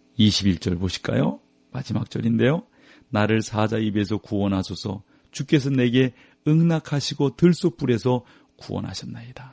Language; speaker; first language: Korean; native; Korean